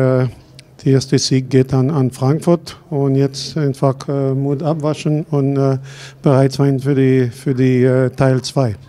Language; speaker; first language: German; non-native, fluent; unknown